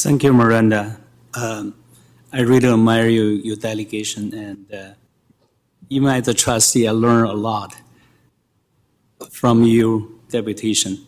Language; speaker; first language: English; non-native, fluent; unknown